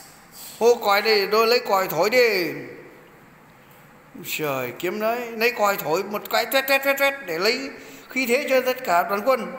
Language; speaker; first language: Vietnamese; native; Vietnamese